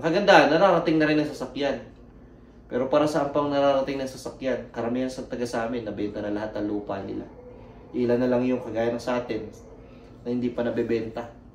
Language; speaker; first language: Filipino; native; Filipino